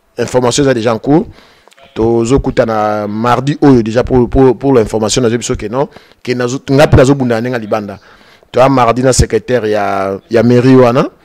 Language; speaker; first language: Lingala; native; Lingala